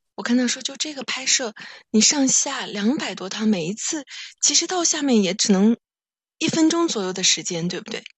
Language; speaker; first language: Chinese; native; Chinese